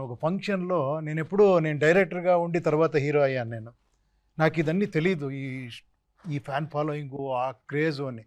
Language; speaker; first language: Telugu; non-native, local second language; Kannada